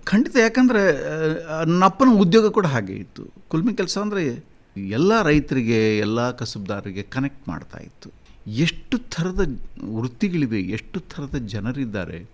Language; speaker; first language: Kannada; native; Kannada